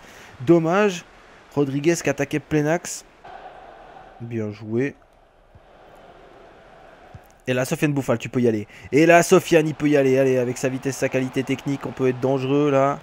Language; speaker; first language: French; native; French